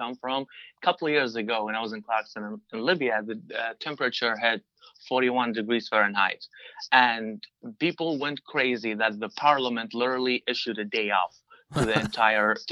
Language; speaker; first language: English; non-native, fluent; Arabic